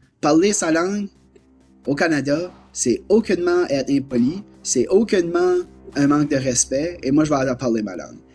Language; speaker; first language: French; native; French